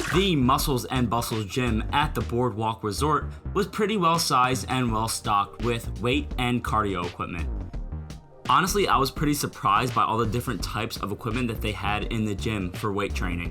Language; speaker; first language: English; native; English